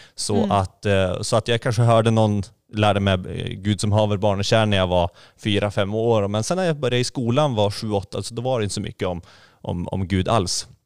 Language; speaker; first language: Swedish; native; Swedish